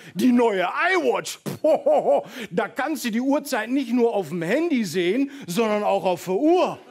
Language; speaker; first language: German; early bilingual, heritage; Dutch